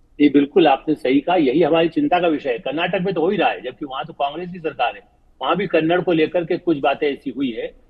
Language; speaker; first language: Hindi; native; Hindi